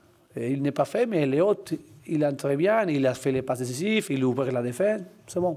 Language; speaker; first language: French; non-native, learner; Spanish